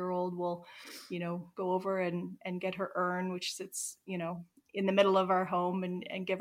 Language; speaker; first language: English; native; English